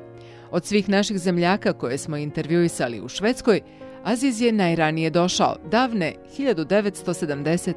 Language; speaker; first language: Bosnian; native; Bosnian